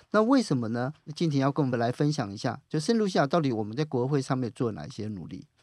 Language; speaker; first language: Chinese; native; Chinese